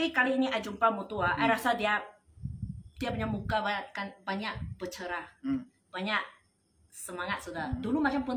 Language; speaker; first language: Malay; non-native, local second language; Chinese